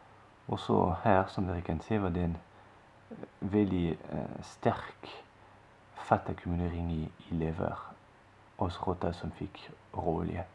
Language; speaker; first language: Norwegian; non-native, fluent; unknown